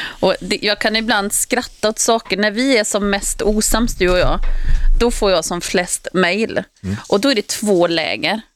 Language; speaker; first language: Swedish; native; Swedish